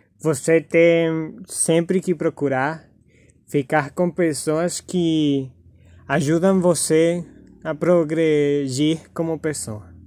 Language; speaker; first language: Portuguese; non-native, fluent; Spanish